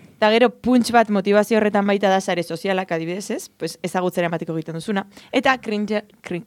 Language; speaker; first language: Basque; non-native, local second language; Spanish